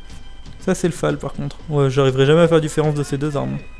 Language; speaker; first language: French; native; French